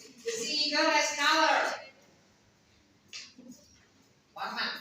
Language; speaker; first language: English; non-native, learner; Indonesian